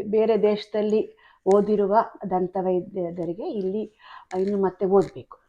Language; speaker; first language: Kannada; native; Kannada